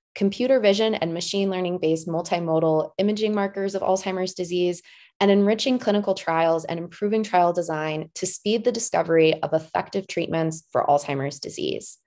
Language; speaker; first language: English; native; English